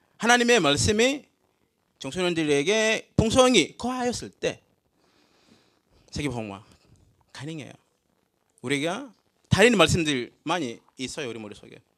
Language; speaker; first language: Korean; non-native, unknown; Swahili